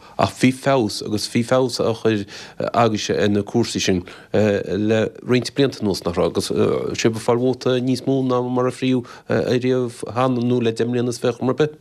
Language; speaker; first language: Irish; native; Irish